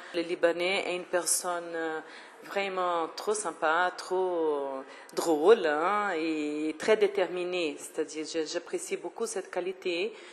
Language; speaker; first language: French; non-native, fluent; Portuguese